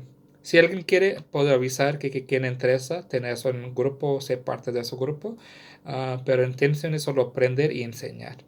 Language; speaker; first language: Spanish; non-native, learner; Sindhi